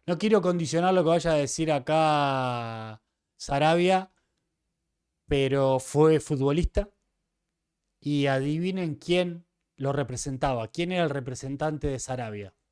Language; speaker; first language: Spanish; native; Spanish